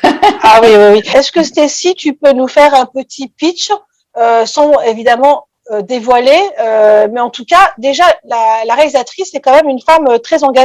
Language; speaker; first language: French; native; French